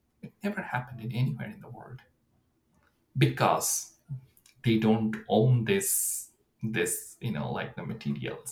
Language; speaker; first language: English; non-native, local second language; Bangla